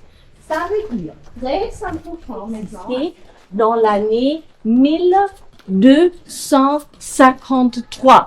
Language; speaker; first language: French; non-native, fluent; German